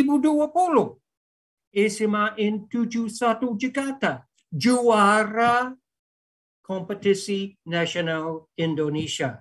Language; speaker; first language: Indonesian; non-native, fluent; English